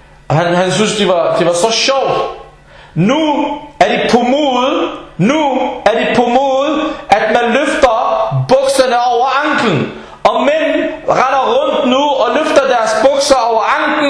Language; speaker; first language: Danish; early bilingual, other home language; Arabic